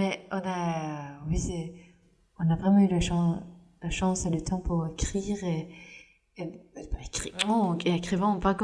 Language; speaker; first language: French; non-native, fluent; Norwegian